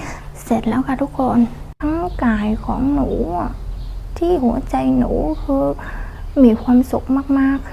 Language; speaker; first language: Thai; non-native, learner; Vietnamese